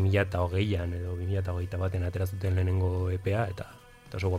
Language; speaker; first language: Basque; non-native, local second language; Spanish